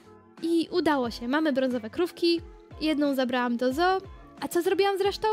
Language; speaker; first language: Polish; native; Polish